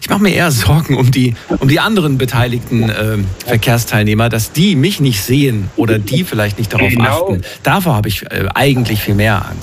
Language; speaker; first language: German; native; German